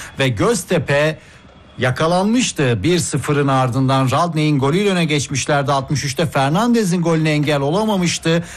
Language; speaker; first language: Turkish; native; Turkish